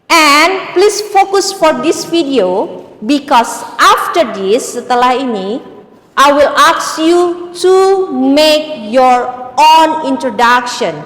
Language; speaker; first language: English; non-native, fluent; Indonesian